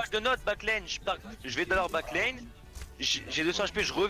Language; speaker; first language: French; native; French